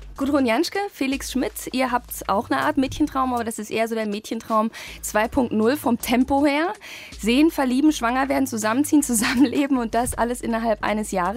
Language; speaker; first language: German; native; German